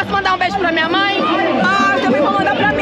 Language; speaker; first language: Portuguese; native; Portuguese